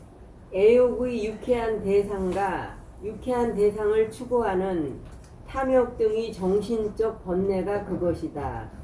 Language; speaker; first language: Korean; native; Korean